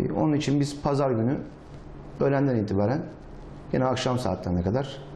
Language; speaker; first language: Turkish; native; Turkish